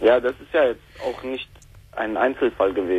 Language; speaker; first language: German; native; German